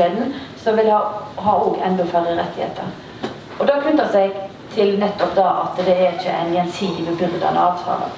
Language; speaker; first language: Norwegian; native; Norwegian